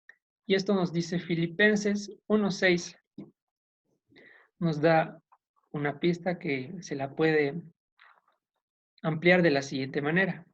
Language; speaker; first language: Spanish; native; Spanish